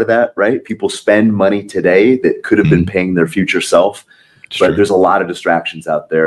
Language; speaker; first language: English; native; English